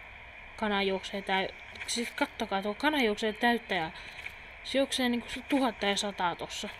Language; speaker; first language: Finnish; native; Finnish